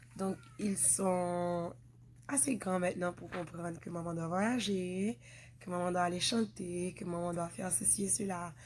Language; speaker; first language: French; non-native, local second language; Haitian Creole